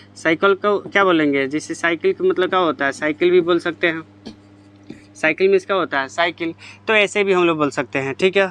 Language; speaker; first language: Hindi; native; Hindi